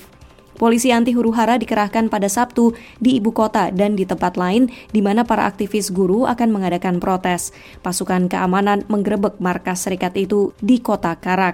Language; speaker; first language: Indonesian; native; Indonesian